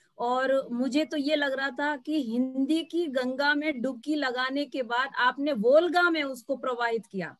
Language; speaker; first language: Hindi; native; Hindi